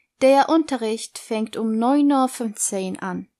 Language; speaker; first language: German; non-native, fluent; Turkish